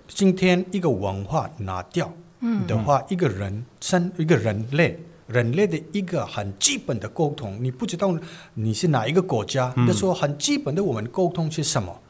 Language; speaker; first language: Chinese; non-native, learner; Manipuri